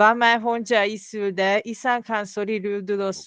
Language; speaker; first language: Korean; non-native, learner; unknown